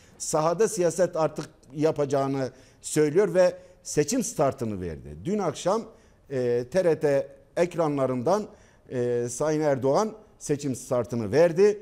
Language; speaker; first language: Turkish; non-native, local second language; Kurdish